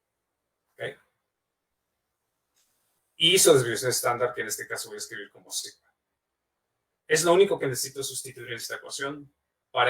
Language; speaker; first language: Spanish; native; Spanish